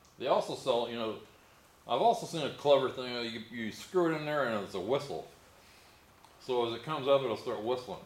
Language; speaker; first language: English; native; English